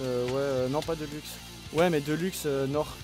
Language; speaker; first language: French; native; French